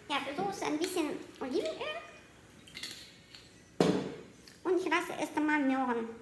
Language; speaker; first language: German; non-native, fluent; Russian